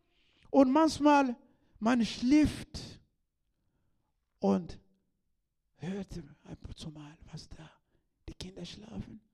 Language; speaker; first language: German; non-native, learner; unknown